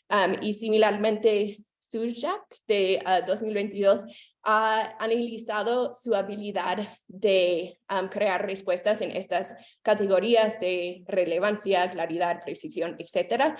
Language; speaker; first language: Spanish; non-native, fluent; English